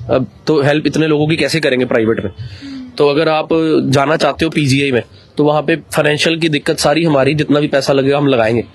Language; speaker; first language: Hindi; non-native, local second language; Punjabi